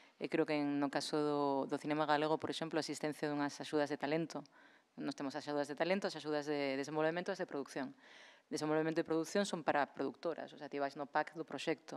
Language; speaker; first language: Galician; non-native, local second language; Spanish